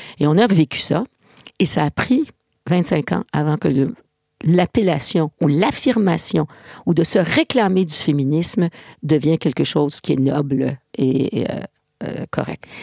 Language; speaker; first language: French; native; French